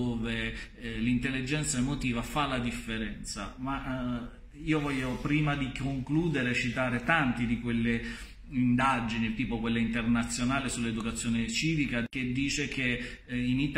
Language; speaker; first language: Italian; native; Italian